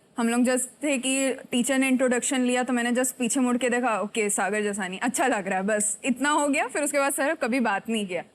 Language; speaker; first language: Hindi; non-native, local second language; Bangla